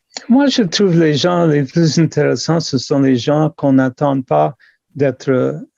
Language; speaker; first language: French; non-native, local second language; English